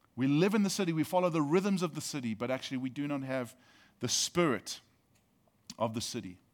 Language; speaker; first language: English; native; English